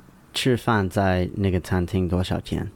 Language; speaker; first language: Chinese; non-native, learner; English